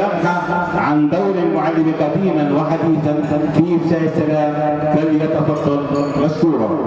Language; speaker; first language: Arabic; native; Arabic